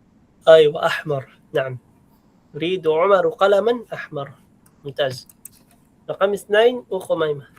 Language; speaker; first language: Arabic; non-native, fluent; Filipino